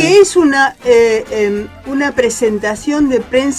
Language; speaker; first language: Spanish; native; Spanish